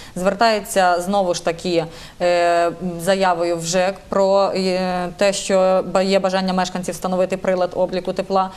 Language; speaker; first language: Ukrainian; native; Ukrainian